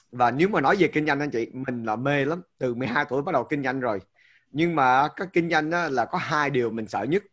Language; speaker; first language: Vietnamese; early bilingual, heritage; Vietnamese